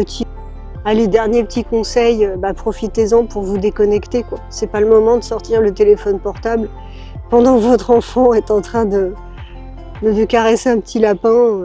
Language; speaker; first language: French; native; French